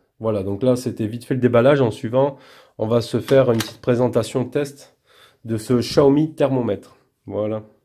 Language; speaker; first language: French; native; French